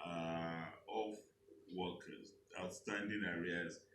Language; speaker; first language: English; non-native, local second language; Yoruba